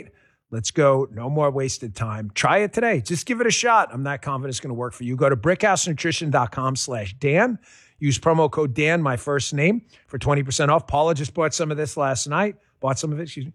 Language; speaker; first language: English; native; English